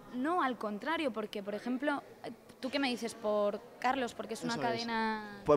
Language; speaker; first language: Spanish; native; Spanish